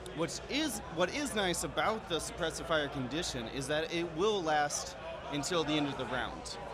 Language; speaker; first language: English; native; English